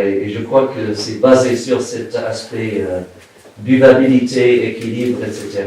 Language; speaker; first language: French; non-native, fluent; English